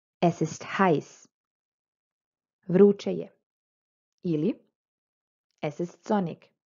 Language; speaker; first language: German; non-native, fluent; Croatian